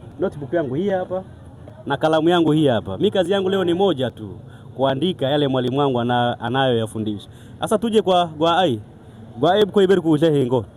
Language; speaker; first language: Swahili; non-native, local second language; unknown